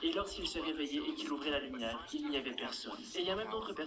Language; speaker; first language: French; native; French